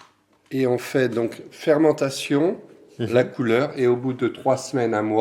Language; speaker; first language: French; native; French